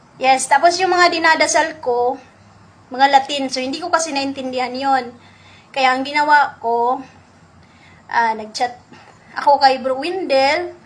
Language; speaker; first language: Filipino; non-native, local second language; Cebuano